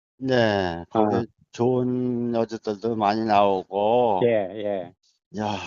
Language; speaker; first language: Korean; native; Korean